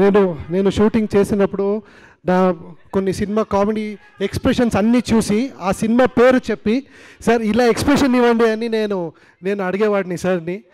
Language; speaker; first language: Telugu; non-native, learner; Kannada